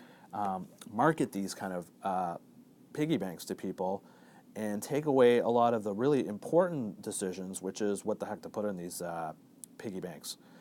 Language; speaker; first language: English; native; English